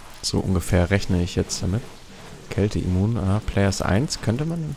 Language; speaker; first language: German; native; German